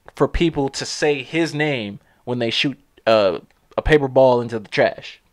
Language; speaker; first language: English; native; English